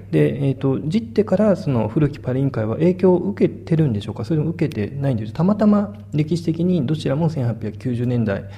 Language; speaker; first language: Japanese; native; Japanese